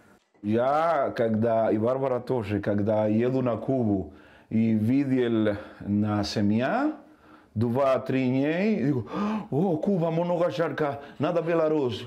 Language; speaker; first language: Russian; non-native, learner; Spanish